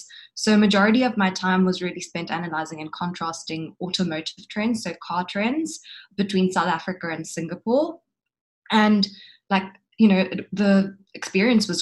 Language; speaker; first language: English; native; English